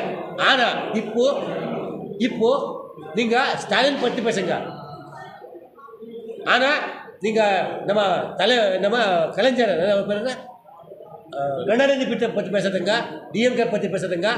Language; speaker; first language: Tamil; non-native, learner; Kannada